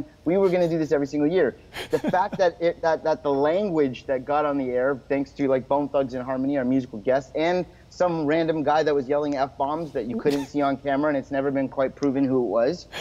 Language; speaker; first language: English; native; English